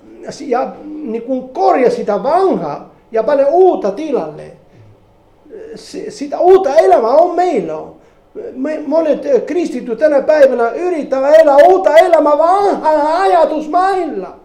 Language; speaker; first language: Finnish; non-native, fluent; Spanish